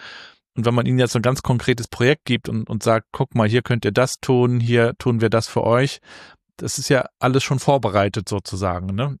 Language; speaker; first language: German; native; German